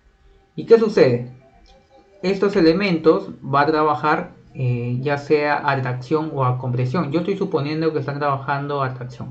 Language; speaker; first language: Spanish; native; Spanish